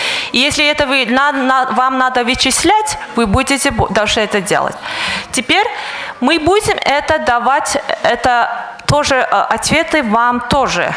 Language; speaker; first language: Russian; non-native, fluent; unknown